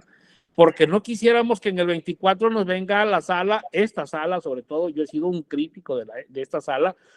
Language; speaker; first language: Spanish; native; Spanish